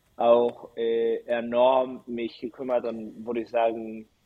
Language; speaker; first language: German; early bilingual, heritage; Spanish